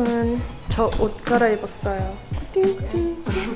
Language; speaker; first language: Korean; early bilingual, heritage; English